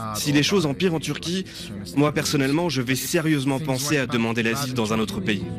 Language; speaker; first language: French; non-native, fluent; Arabic